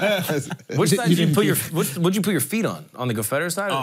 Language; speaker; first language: English; native; English